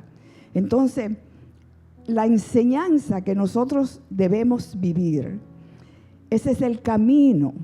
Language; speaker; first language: Spanish; native; Spanish